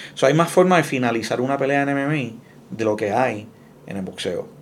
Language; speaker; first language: Spanish; early bilingual, heritage; Spanish